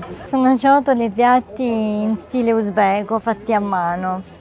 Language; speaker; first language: Russian; non-native, fluent; Italian